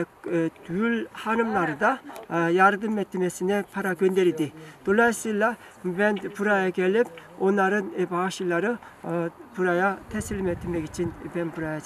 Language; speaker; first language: Turkish; non-native, learner; Korean